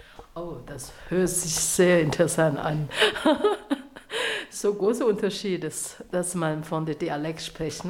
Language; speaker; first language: German; non-native, learner; Chinese